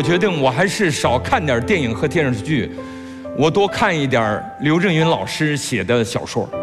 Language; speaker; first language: Chinese; native; Chinese